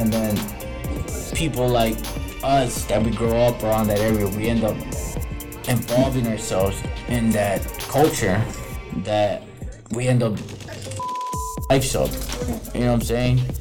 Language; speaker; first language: English; early bilingual, other home language; Spanish